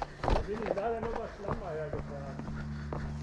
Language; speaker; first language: German; native; German